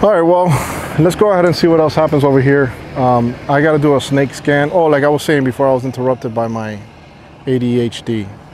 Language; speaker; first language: English; early bilingual, other home language; Spanish